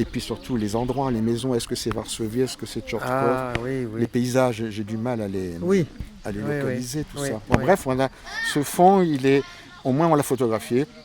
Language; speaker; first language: French; native; French